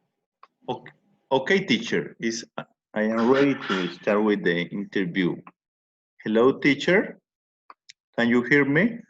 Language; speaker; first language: English; non-native, learner; Spanish